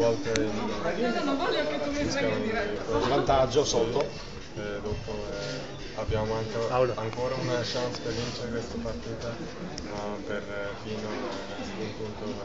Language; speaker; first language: Italian; non-native, learner; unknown